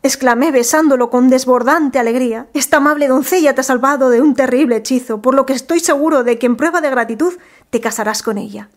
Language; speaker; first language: Spanish; native; Spanish